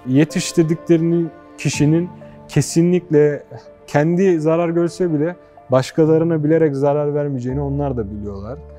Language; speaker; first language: Turkish; native; Turkish